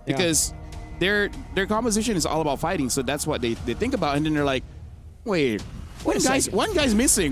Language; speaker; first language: English; non-native, learner; Thai